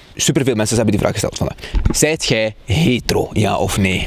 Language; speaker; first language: Dutch; native; Dutch